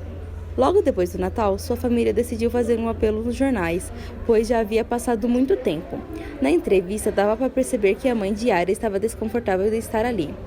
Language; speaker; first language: Portuguese; native; Portuguese